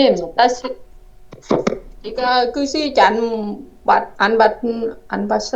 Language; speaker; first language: Korean; non-native, learner; Vietnamese